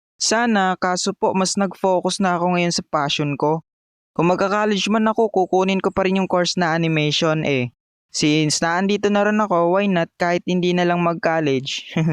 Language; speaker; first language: Filipino; non-native, local second language; Bikol